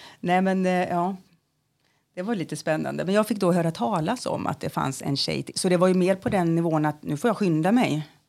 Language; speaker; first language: Swedish; native; Swedish